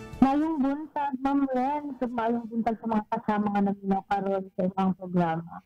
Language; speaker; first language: Cebuano; native; Cebuano